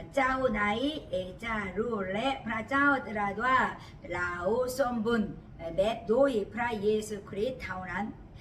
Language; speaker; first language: Thai; non-native, learner; Korean